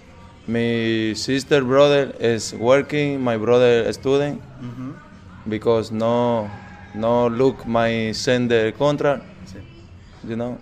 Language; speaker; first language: English; non-native, learner; Spanish